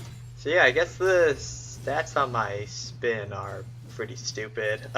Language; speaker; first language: English; native; English